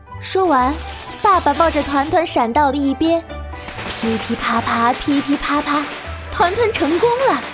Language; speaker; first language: Chinese; native; Chinese